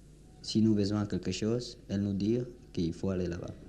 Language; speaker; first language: French; non-native, learner; Spanish